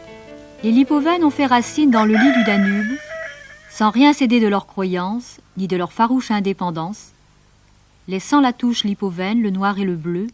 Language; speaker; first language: French; native; French